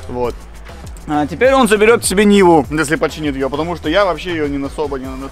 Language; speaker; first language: Russian; native; Russian